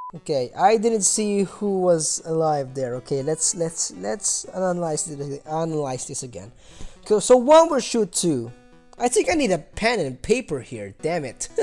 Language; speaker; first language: English; non-native, local second language; Filipino